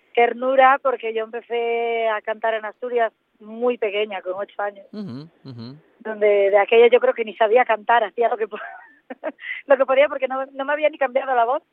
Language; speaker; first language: Spanish; native; Spanish